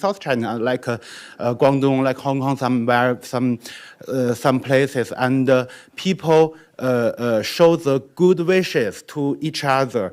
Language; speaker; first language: English; non-native, learner; Chinese